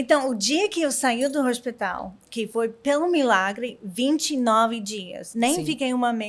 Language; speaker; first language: Portuguese; non-native, learner; English